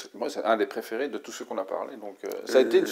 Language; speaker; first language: French; native; French